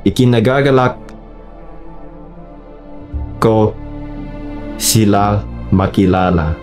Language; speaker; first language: Filipino; non-native, learner; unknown